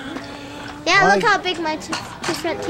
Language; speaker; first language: English; native; English